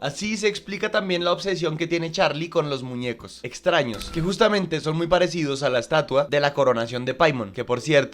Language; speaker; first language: Spanish; native; Spanish